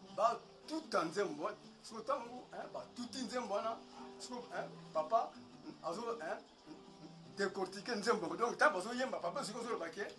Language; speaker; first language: Lingala; non-native, local second language; Kongo